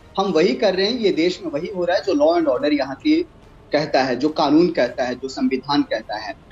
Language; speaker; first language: Hindi; native; Hindi